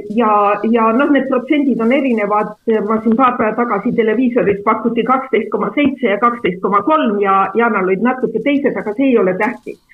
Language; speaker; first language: Estonian; native; Estonian